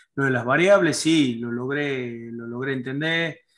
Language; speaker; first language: Spanish; native; Spanish